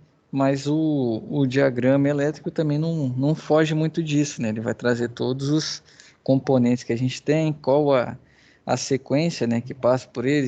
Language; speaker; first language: Portuguese; native; Portuguese